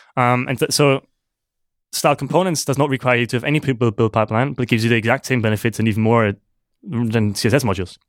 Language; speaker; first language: English; non-native, fluent; German